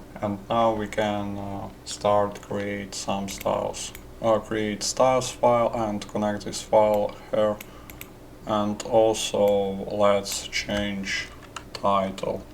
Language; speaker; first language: English; non-native, fluent; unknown